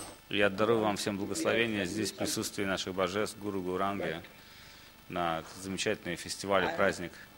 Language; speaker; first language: Russian; native; Russian